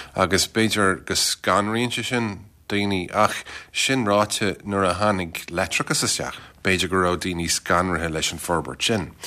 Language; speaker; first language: Irish; non-native, local second language; English